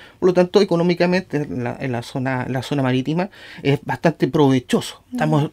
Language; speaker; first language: Spanish; native; Spanish